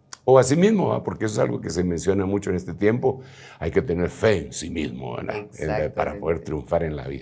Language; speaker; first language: Spanish; native; Spanish